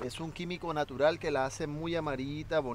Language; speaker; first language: Spanish; native; Spanish